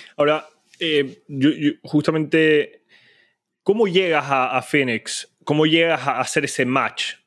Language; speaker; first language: Spanish; native; Spanish